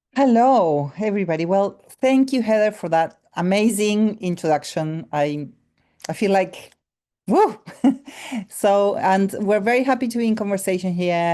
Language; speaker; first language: English; non-native, fluent; Spanish